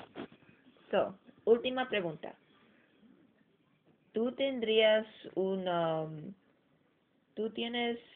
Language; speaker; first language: Spanish; early bilingual, heritage; English